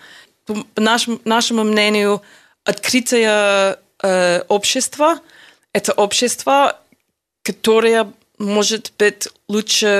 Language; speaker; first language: Russian; non-native, learner; English